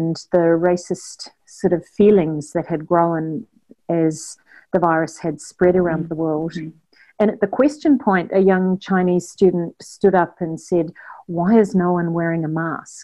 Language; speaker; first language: English; native; English